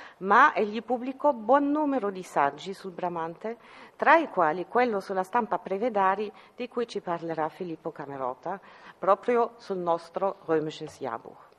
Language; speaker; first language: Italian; non-native, fluent; German